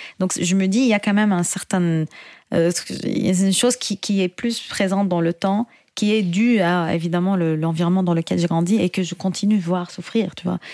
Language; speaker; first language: French; non-native, fluent; Arabic